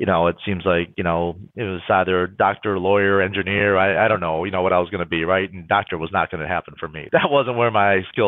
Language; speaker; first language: English; native; English